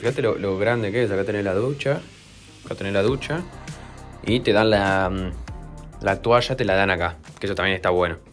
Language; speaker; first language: Spanish; native; Spanish